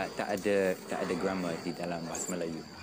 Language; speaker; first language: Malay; non-native, learner; English